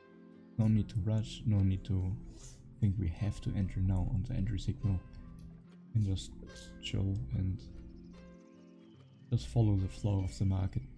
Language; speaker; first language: English; non-native, fluent; German